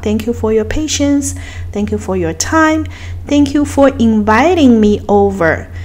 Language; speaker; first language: English; non-native, fluent; Chinese